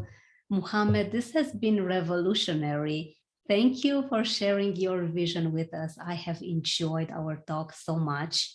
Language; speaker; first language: English; non-native, fluent; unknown